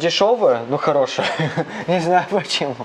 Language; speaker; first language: Russian; non-native, learner; Cantonese